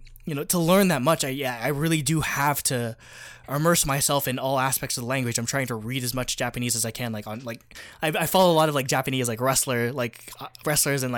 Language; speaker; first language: English; early bilingual, other home language; Filipino